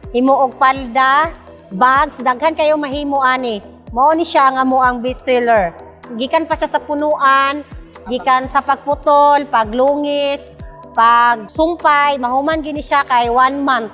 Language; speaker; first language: Cebuano; non-native, local second language; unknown